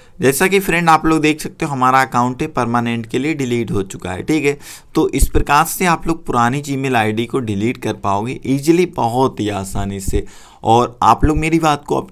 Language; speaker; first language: Hindi; native; Hindi